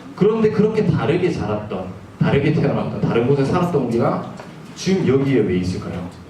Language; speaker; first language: Korean; non-native, fluent; Japanese